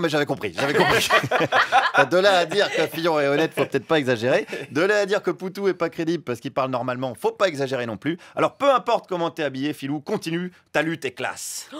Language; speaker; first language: French; native; French